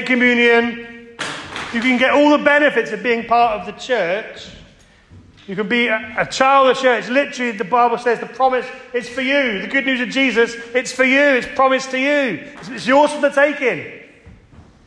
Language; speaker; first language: English; native; English